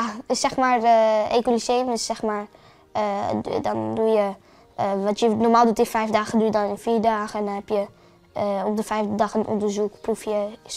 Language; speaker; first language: Dutch; early bilingual, other home language; Arabic